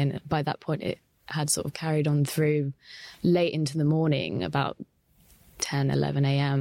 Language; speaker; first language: English; native; English